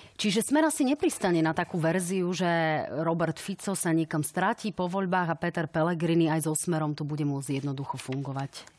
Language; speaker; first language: Slovak; native; Slovak